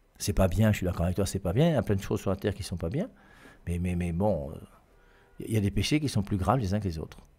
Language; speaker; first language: French; native; French